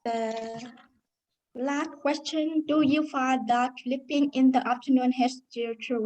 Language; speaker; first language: English; non-native, learner; Vietnamese